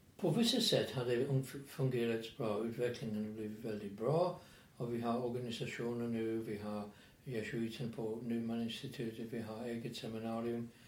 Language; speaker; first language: Swedish; non-native, fluent; English